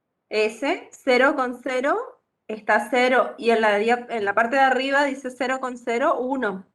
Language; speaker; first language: Spanish; native; Spanish